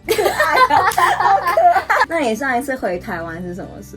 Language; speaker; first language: Chinese; native; Chinese